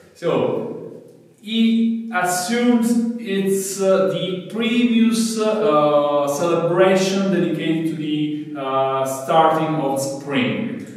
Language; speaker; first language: English; non-native, fluent; Italian